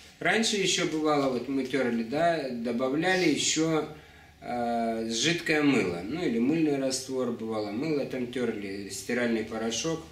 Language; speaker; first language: Russian; native; Russian